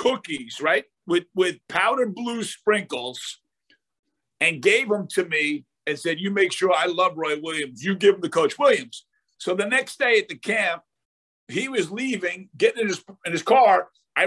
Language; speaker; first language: English; native; English